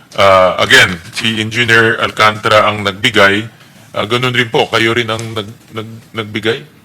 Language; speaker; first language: Filipino; native; Filipino